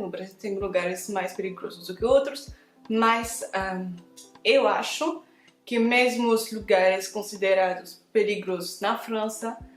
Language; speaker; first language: Portuguese; non-native, fluent; French